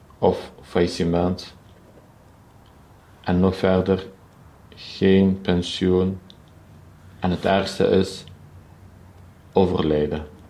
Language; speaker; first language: Dutch; early bilingual, other home language; Turkish